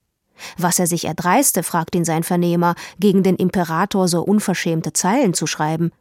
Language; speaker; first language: German; native; German